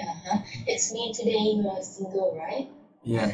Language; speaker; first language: English; non-native, learner; Thai